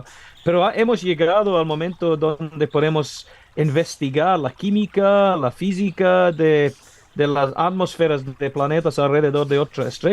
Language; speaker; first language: Spanish; non-native, learner; English